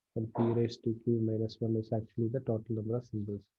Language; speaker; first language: English; non-native, local second language; Malayalam